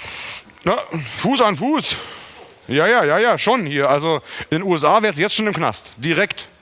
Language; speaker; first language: German; native; German